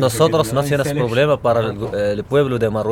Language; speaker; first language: Spanish; non-native, local second language; Arabic